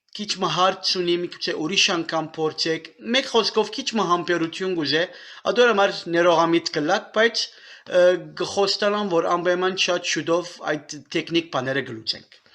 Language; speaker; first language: Armenian; native; Armenian